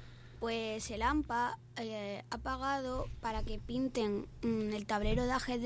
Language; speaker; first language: Spanish; native; Spanish